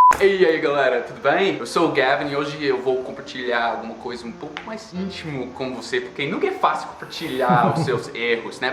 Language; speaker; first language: Portuguese; non-native, fluent; English